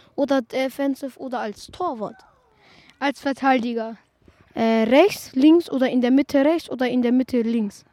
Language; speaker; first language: German; native; German